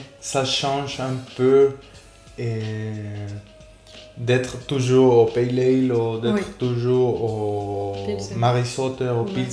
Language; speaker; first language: French; non-native, fluent; Spanish